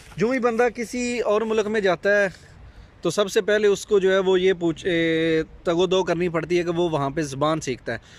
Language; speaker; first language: Urdu; non-native, local second language; Punjabi